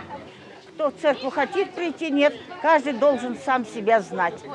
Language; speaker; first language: Russian; early bilingual, heritage; Russian